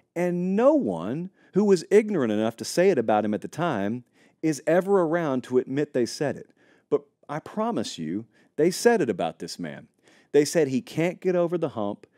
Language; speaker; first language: English; native; English